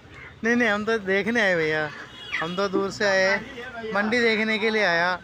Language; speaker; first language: Hindi; non-native, local second language; Malayalam